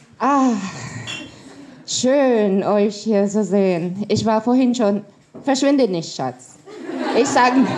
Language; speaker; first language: German; non-native, learner; Filipino